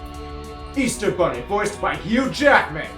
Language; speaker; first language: English; native; English